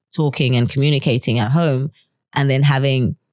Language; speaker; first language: English; native; English